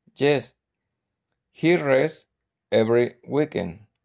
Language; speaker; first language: English; non-native, learner; Spanish